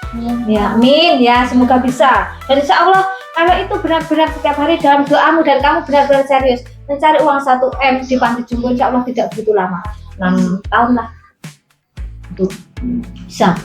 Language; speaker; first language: Indonesian; non-native, local second language; Javanese